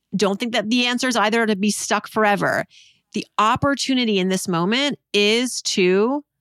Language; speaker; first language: English; native; English